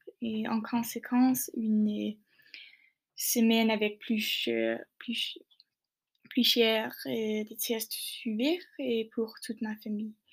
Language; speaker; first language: French; non-native, learner; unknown